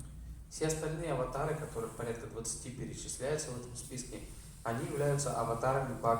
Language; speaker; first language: Russian; native; Russian